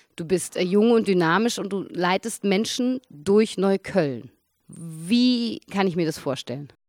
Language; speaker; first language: German; native; German